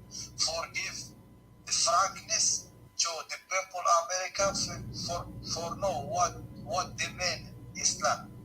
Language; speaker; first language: English; non-native, learner; Arabic